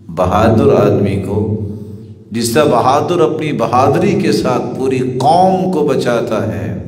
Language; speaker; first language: Urdu; non-native, local second language; Punjabi